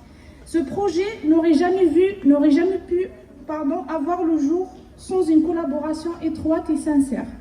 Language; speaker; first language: French; native; French